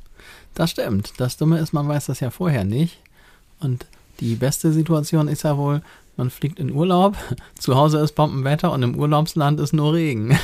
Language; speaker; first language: German; native; German